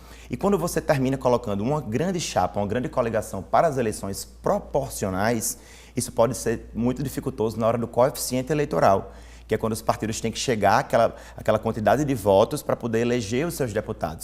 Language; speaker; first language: Portuguese; native; Portuguese